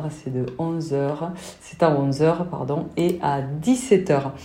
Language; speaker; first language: French; native; French